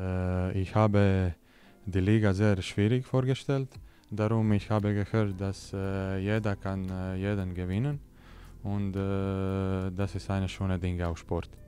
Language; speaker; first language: German; non-native, learner; Croatian